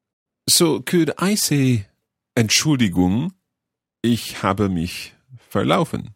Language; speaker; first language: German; non-native, learner; English